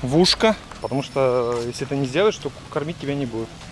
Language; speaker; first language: Russian; native; Russian